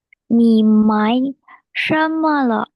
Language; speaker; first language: Chinese; non-native, learner; Indonesian